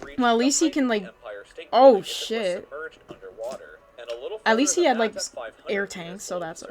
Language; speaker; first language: English; native; English